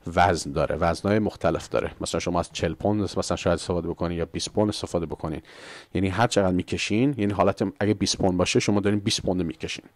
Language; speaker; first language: Persian; early bilingual, heritage; Persian